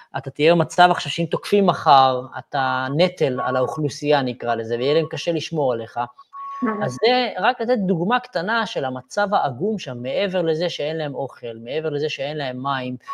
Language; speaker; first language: Hebrew; non-native, local second language; Arabic